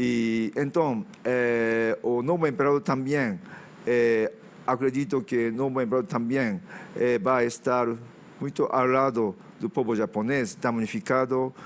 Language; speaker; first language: Portuguese; non-native, fluent; Japanese